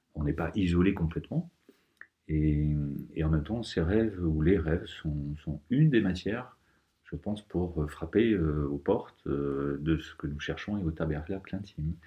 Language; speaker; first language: French; native; French